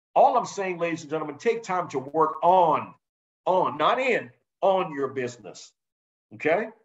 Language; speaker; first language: English; native; English